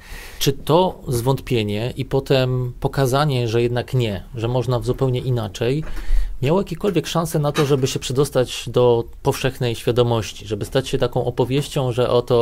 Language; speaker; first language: Polish; native; Polish